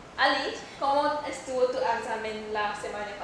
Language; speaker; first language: Spanish; non-native, learner; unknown